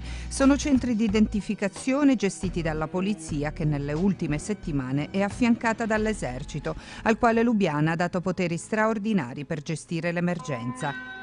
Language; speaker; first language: Italian; native; Italian